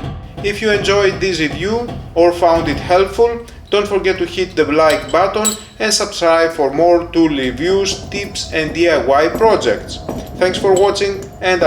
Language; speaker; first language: English; non-native, fluent; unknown